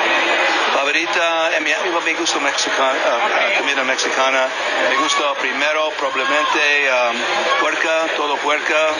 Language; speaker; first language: Spanish; non-native, learner; English